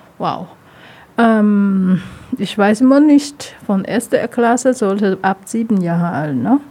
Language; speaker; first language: German; non-native, learner; Chinese